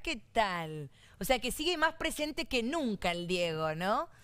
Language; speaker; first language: Spanish; native; Spanish